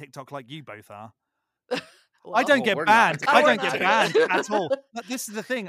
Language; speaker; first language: English; native; English